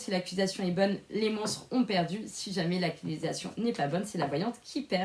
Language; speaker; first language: French; native; French